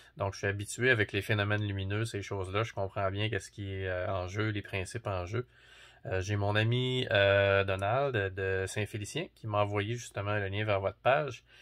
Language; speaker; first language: French; native; French